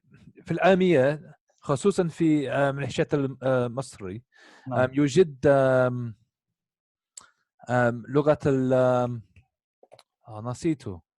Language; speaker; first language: Arabic; non-native, learner; English